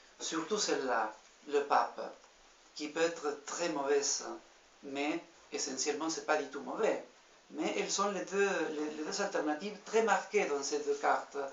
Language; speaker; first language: French; non-native, fluent; Spanish